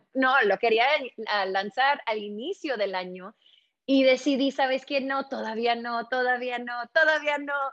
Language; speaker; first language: Spanish; early bilingual, heritage; Spanish